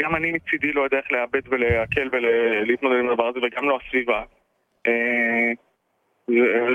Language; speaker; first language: Hebrew; native; Hebrew